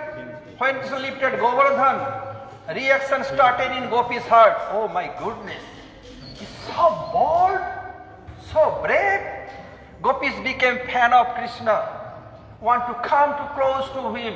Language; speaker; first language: English; non-native, local second language; Hindi